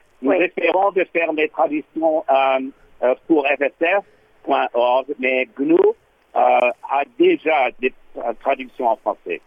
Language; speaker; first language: French; non-native, learner; English